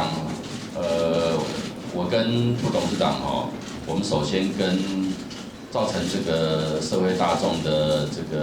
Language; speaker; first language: Chinese; native; Chinese